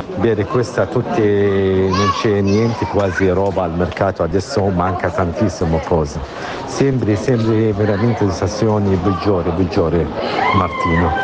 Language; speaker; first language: Italian; non-native, learner; Arabic